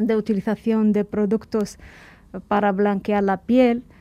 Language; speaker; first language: Spanish; native; Spanish